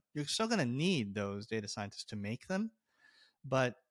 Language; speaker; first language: English; native; English